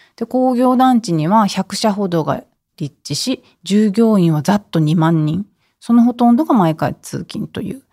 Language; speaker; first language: Japanese; native; Japanese